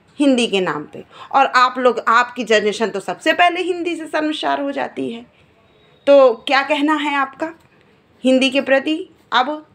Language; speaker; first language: Hindi; native; Hindi